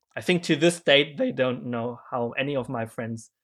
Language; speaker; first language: English; non-native, fluent; German